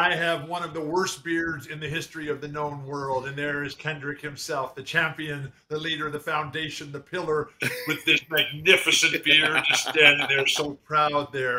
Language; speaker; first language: English; native; English